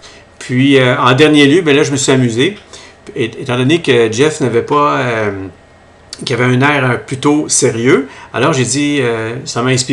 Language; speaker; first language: French; native; French